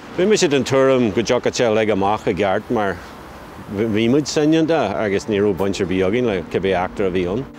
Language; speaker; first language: Irish; non-native, local second language; English